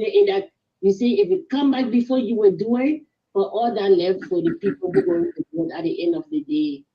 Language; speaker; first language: English; native; English